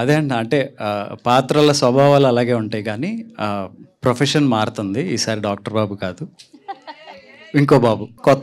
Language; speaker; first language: Telugu; native; Telugu